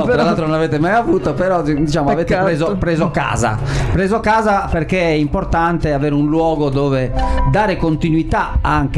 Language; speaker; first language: Italian; native; Italian